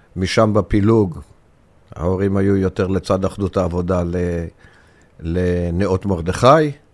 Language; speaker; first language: Hebrew; early bilingual, other home language; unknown